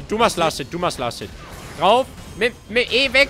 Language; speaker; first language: German; native; German